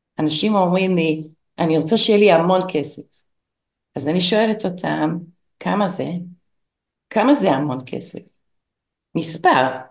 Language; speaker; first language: Hebrew; non-native, fluent; English